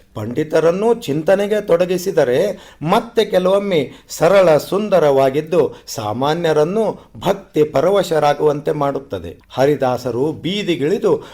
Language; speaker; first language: Kannada; native; Kannada